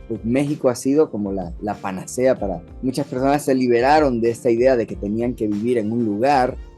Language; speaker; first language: Spanish; native; Spanish